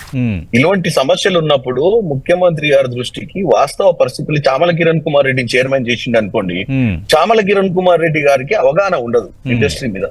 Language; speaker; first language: Telugu; native; Telugu